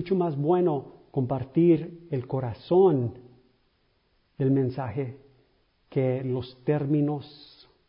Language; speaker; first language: Spanish; early bilingual, other home language; English